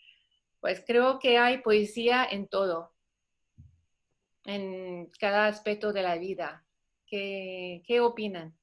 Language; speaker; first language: Spanish; non-native, fluent; French